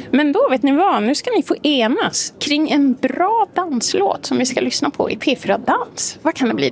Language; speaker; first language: Swedish; native; Swedish